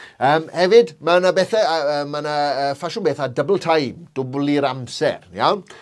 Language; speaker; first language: Welsh; native; Welsh